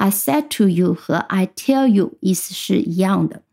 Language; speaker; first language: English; non-native, fluent; Chinese